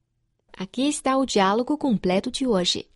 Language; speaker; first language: Portuguese; non-native, fluent; Chinese